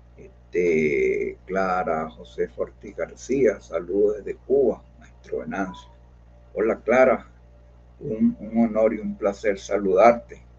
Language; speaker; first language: Spanish; native; Spanish